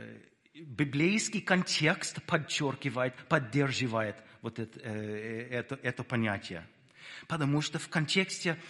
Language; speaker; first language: Russian; non-native, fluent; English